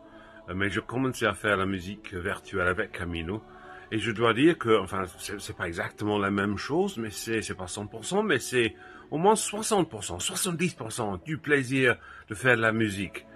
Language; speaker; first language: French; non-native, fluent; English